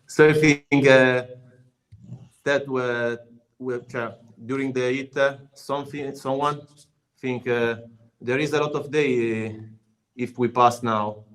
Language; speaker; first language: English; non-native, learner; Italian